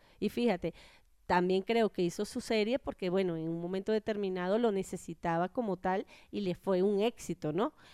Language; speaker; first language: Spanish; native; Spanish